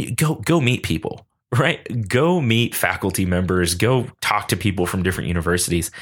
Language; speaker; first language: English; native; English